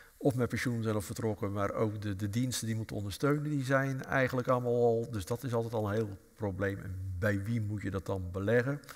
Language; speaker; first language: Dutch; native; Dutch